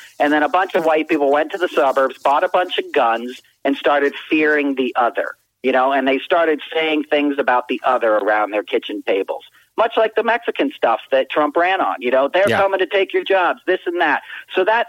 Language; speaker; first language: English; native; English